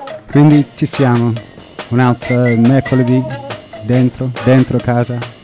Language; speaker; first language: Italian; non-native, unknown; English